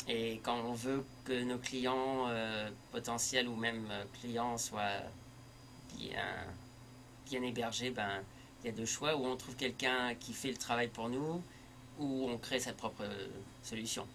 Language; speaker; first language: French; early bilingual, heritage; French